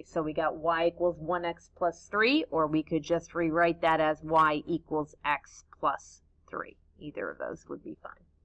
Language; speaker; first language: English; native; English